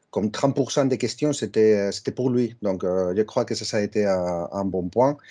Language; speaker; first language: French; non-native, fluent; Spanish